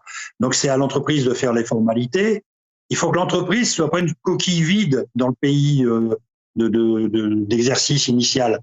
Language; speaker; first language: French; native; French